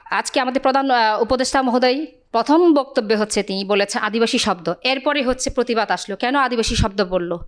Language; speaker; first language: Bangla; non-native, local second language; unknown